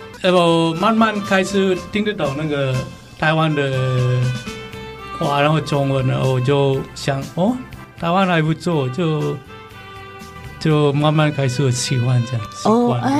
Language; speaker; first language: Chinese; non-native, learner; Balinese